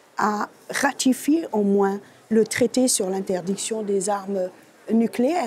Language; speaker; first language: French; native; French